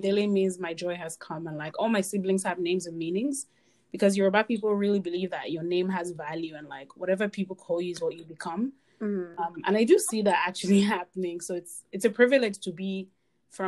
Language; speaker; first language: English; non-native, local second language; Yoruba